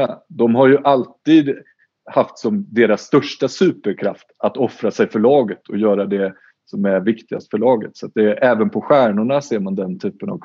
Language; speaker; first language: Swedish; native; Swedish